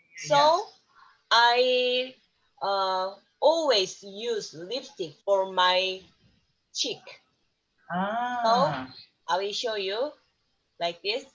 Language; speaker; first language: English; non-native, learner; Korean